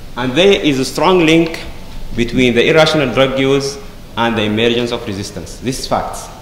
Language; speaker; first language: English; non-native, fluent; Arabic